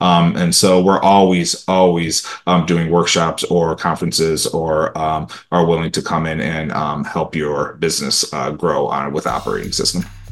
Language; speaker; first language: English; early bilingual, other home language; Romanian